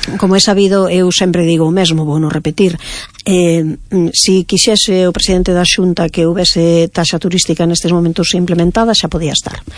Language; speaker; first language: Galician; native; Galician